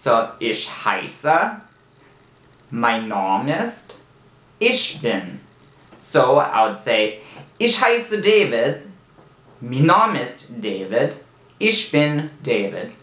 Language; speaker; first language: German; non-native, learner; English